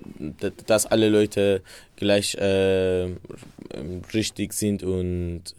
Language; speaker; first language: German; non-native, learner; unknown